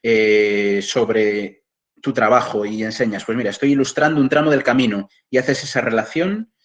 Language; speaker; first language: Spanish; native; Spanish